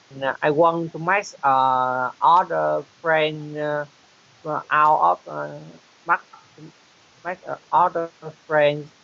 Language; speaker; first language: English; non-native, learner; Vietnamese